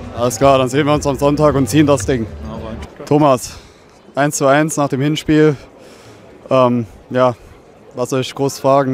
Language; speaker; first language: German; native; German